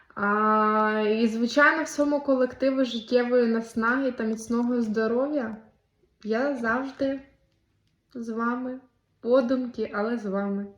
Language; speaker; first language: Ukrainian; native; Ukrainian